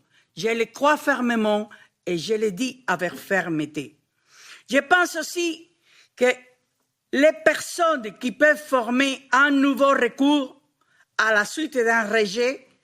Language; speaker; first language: French; non-native, fluent; Spanish